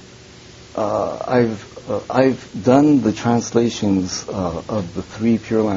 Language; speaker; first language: English; early bilingual, other home language; Japanese